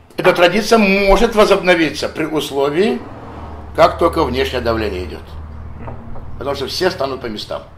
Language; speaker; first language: Russian; non-native, local second language; Adyghe